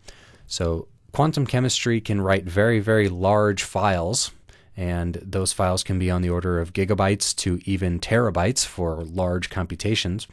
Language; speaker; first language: English; native; English